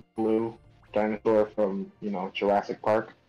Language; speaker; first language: English; native; English